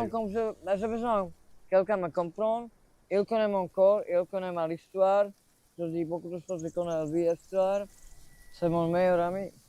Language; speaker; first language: French; non-native, learner; Slovak